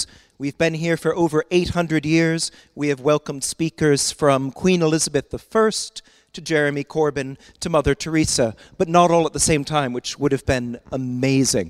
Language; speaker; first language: English; native; English